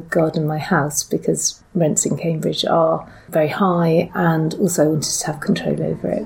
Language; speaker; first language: English; native; English